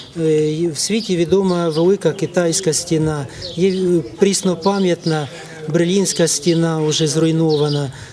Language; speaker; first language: Ukrainian; native; Ukrainian